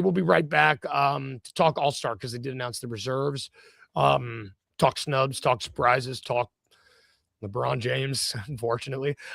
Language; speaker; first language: English; native; English